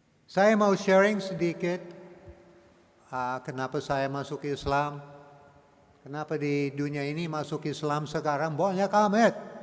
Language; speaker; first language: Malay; non-native, learner; English